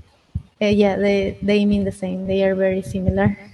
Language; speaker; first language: English; non-native, fluent; Spanish